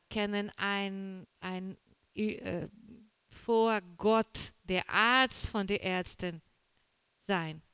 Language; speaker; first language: German; non-native, learner; Portuguese